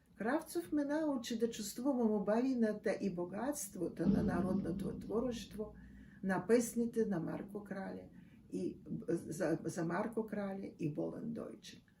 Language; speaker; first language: Macedonian; non-native, fluent; Russian